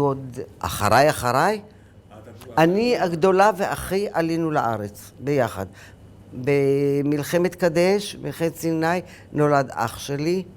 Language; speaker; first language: Hebrew; early bilingual, other home language; Arabic